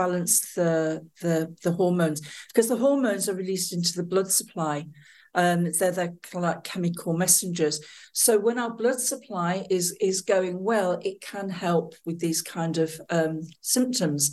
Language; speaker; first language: English; native; English